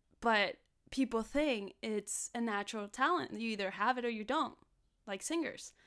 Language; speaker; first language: English; early bilingual, other home language; Spanish